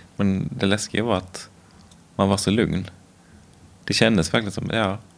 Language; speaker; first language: Swedish; native; Swedish